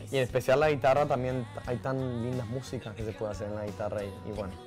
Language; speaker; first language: Spanish; native; Spanish